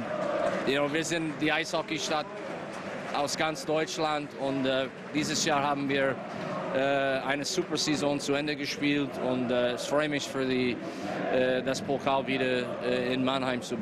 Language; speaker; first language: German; non-native, fluent; English